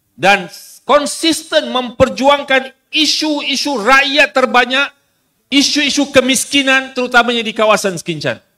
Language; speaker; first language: Malay; native; Malay